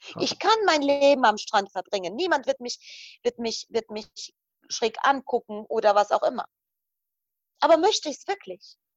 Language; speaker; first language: German; non-native, fluent; Croatian